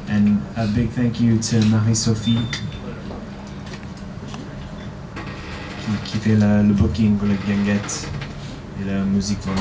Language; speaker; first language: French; non-native, learner; English